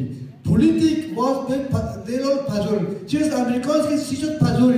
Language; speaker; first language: Russian; non-native, learner; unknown